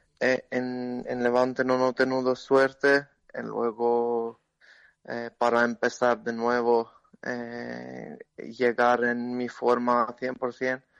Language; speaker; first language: Spanish; non-native, learner; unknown